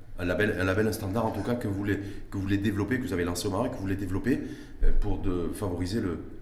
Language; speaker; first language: French; non-native, local second language; Arabic